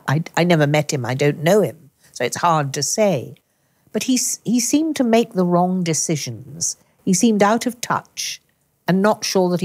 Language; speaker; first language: English; native; English